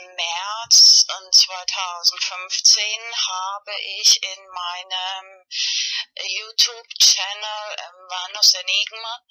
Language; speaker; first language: German; non-native, fluent; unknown